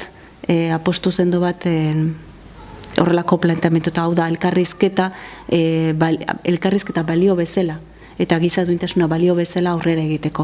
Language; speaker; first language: Basque; native; Basque